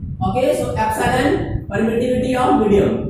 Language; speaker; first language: English; non-native, local second language; Hindi